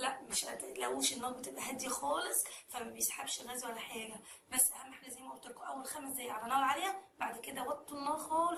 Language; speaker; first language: Arabic; native; Arabic